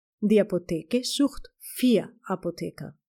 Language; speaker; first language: German; non-native, fluent; Spanish